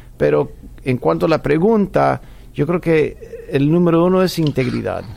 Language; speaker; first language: Spanish; non-native, fluent; English